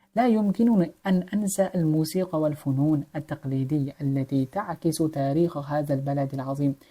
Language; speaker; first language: Arabic; non-native, fluent; Uzbek